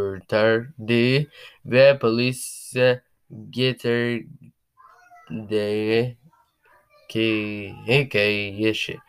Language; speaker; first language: Turkish; non-native, learner; English